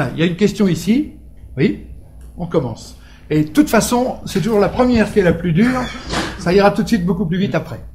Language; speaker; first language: French; native; French